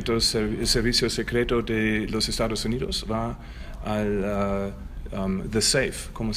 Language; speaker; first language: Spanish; non-native, learner; German